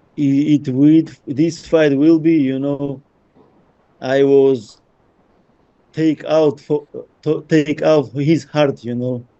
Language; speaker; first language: English; non-native, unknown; Russian